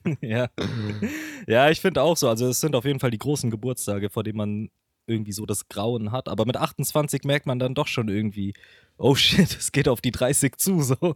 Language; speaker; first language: German; early bilingual, other home language; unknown